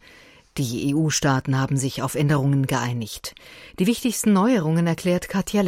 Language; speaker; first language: German; native; German